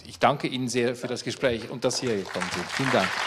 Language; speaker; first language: German; native; German